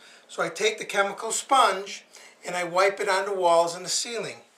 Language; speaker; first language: English; native; English